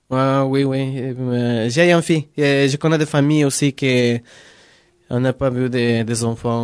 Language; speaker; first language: French; non-native, learner; Spanish